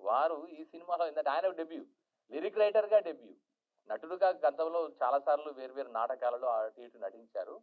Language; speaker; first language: Telugu; native; Telugu